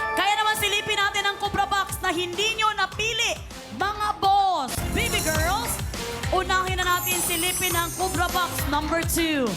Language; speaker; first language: Filipino; non-native, local second language; Cebuano